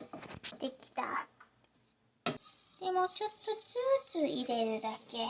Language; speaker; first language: Japanese; early bilingual, heritage; Japanese